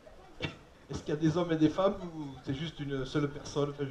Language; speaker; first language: French; native; French